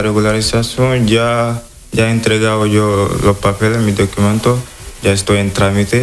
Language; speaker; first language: Spanish; non-native, learner; Wolof